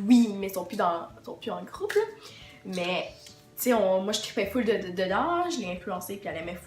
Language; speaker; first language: French; native; French